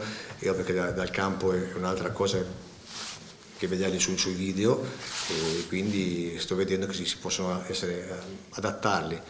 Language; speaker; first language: Italian; native; Italian